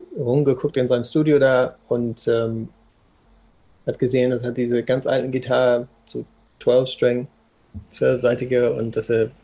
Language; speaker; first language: German; non-native, fluent; English